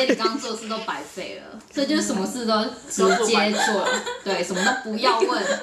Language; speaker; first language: Chinese; native; Chinese